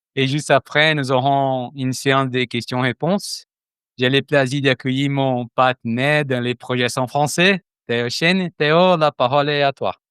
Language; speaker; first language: French; non-native, fluent; Portuguese